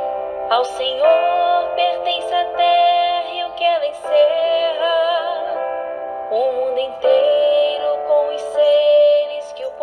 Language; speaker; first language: Portuguese; native; Portuguese